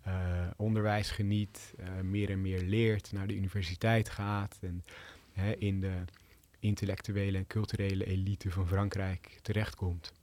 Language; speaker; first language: Dutch; native; Dutch